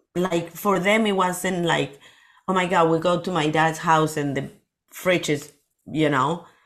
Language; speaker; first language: English; non-native, fluent; Spanish